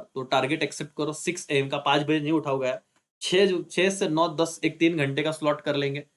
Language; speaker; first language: Hindi; non-native, local second language; Marathi